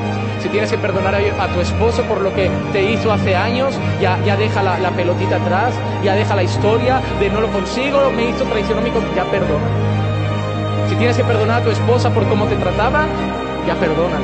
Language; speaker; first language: Spanish; native; Spanish